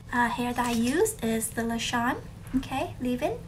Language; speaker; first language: English; early bilingual, other home language; Vietnamese